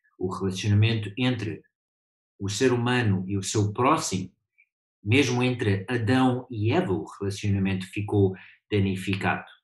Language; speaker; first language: Portuguese; early bilingual, heritage; Portuguese